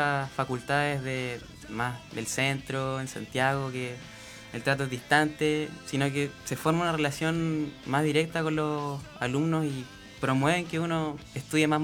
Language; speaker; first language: Spanish; native; Spanish